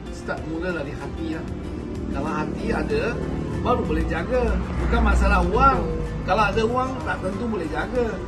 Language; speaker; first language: Malay; native; Malay